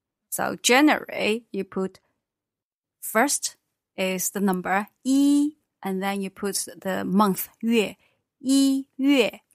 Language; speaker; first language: English; non-native, fluent; Chinese